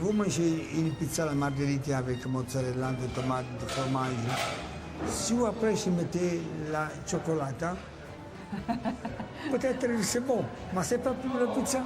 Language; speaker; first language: French; non-native, learner; Italian